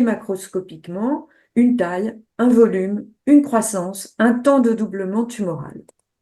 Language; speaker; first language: French; native; French